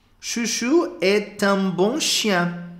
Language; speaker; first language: French; non-native, fluent; Portuguese